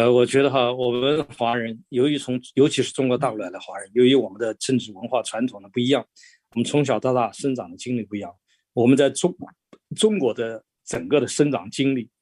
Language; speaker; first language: Chinese; native; Chinese